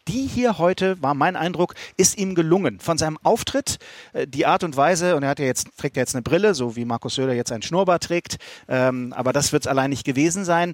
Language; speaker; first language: German; native; German